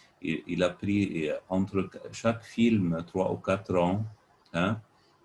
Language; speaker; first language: French; non-native, fluent; Arabic